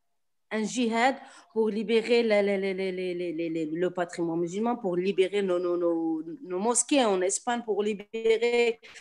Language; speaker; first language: French; non-native, local second language; Arabic